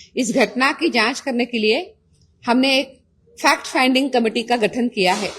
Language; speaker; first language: Hindi; non-native, local second language; Marathi